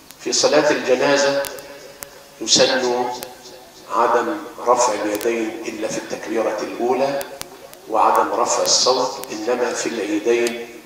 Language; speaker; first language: Arabic; native; Arabic